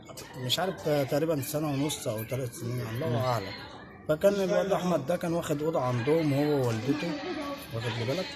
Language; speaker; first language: Arabic; native; Arabic